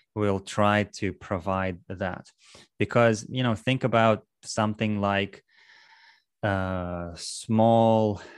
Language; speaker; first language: English; non-native, fluent; Russian